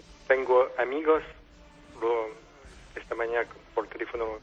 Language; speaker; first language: Spanish; non-native, fluent; French